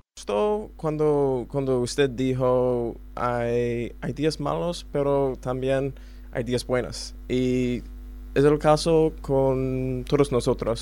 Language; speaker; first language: Spanish; non-native, learner; English